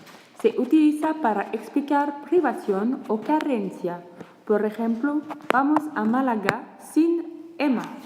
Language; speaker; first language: Spanish; non-native, learner; French